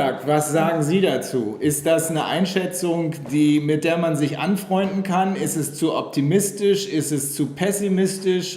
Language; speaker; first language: German; native; German